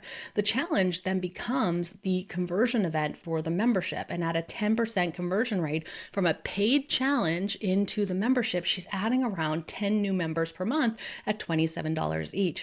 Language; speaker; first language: English; native; English